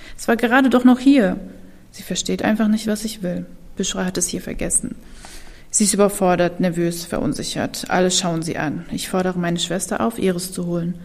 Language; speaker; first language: German; early bilingual, other home language; Kurdish